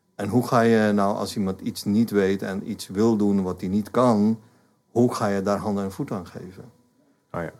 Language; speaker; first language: Dutch; non-native, fluent; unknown